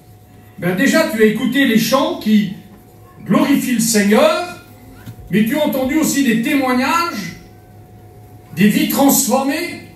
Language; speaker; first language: French; native; French